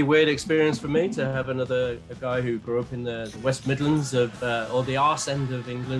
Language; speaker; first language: English; native; English